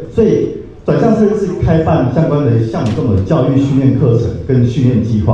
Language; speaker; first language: Chinese; native; Chinese